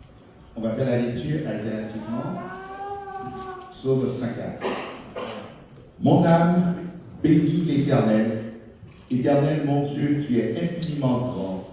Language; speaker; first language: French; non-native, local second language; Haitian Creole